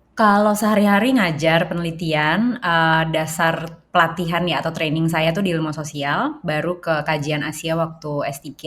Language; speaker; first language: Indonesian; early bilingual, other home language; English